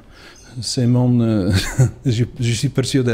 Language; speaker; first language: French; non-native, learner; Bulgarian